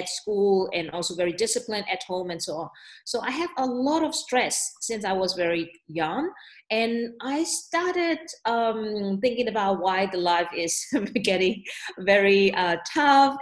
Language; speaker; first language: English; non-native, learner; Burmese